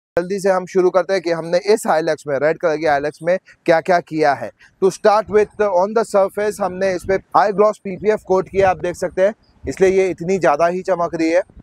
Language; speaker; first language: Hindi; native; Hindi